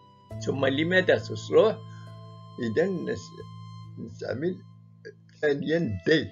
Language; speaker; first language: Arabic; native; Arabic